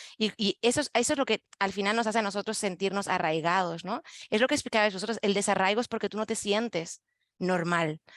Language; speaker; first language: Spanish; non-native, fluent; French